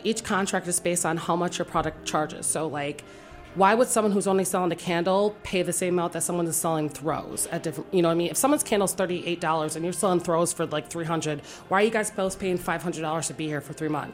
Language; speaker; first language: English; native; English